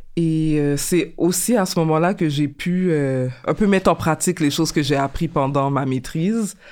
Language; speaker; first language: French; native; French